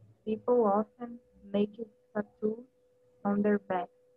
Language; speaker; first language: English; non-native, learner; Portuguese